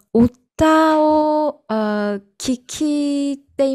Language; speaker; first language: Japanese; non-native, learner; Chinese